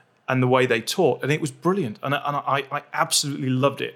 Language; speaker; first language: English; native; English